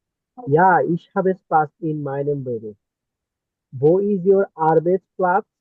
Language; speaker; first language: German; non-native, learner; Bangla